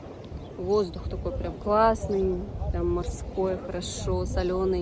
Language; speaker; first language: Russian; native; Russian